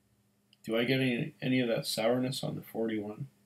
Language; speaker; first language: English; native; English